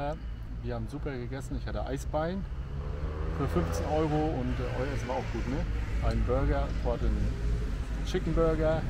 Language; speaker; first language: German; native; German